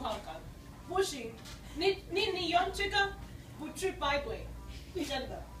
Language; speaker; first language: Chinese; non-native, learner; Spanish